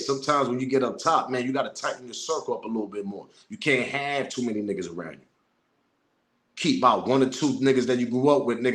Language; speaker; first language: English; native; English